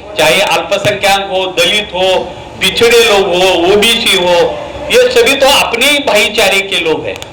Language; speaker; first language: Hindi; non-native, local second language; Marathi